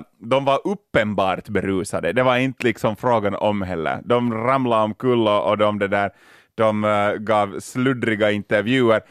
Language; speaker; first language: Swedish; native; Swedish